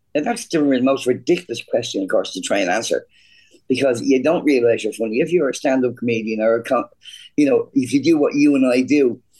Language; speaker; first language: English; native; English